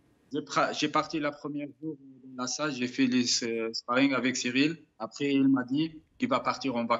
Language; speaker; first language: French; non-native, fluent; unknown